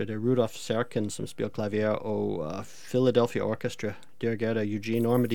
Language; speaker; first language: Danish; non-native, fluent; English